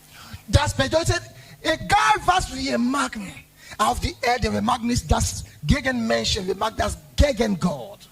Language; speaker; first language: German; non-native, learner; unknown